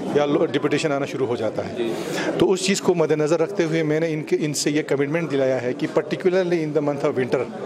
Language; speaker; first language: Hindi; non-native, local second language; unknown